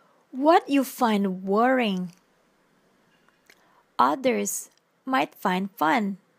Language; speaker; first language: English; non-native, fluent; Portuguese